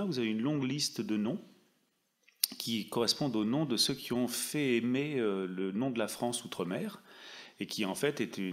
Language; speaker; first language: French; native; French